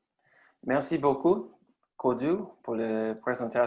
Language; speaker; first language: French; non-native, learner; English